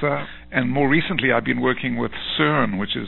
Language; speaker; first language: English; native; English